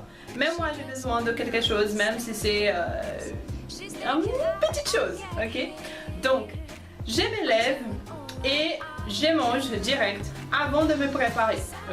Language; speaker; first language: French; non-native, fluent; Portuguese